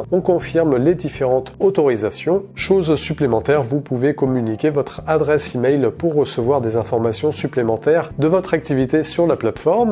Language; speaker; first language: French; native; French